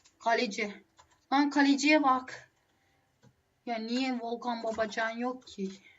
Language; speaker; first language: Turkish; native; Turkish